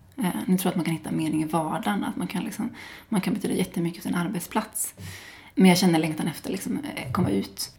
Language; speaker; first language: Swedish; native; Swedish